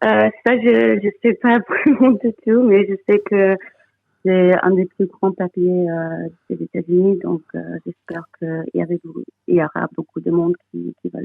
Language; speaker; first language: French; non-native, fluent; English